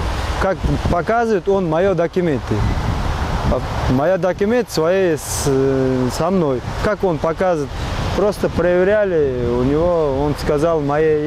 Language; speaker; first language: Russian; non-native, learner; Uzbek